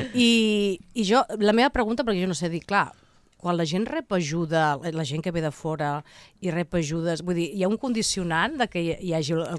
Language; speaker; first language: Catalan; non-native, local second language; Spanish